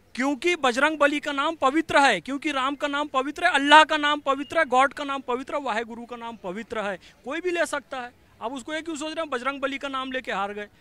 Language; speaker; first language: Hindi; native; Hindi